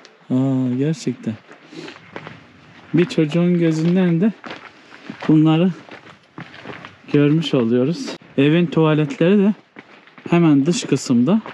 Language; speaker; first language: Turkish; native; Turkish